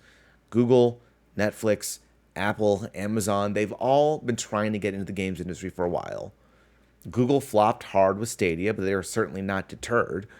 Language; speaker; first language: English; native; English